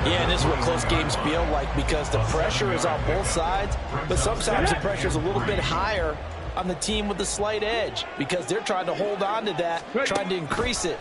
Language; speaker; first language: English; native; English